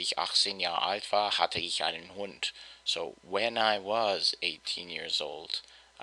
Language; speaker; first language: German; non-native, fluent; English